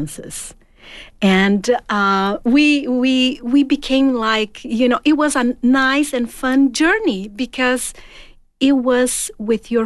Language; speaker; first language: English; non-native, fluent; Portuguese